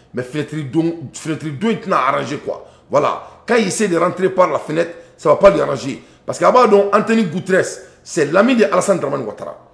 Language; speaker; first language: French; non-native, local second language; Bambara